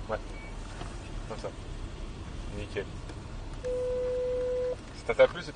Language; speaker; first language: French; native; French